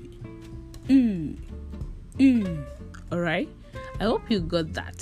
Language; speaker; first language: English; non-native, local second language; Yoruba